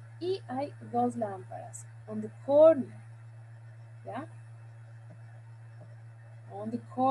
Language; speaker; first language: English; non-native, fluent; Spanish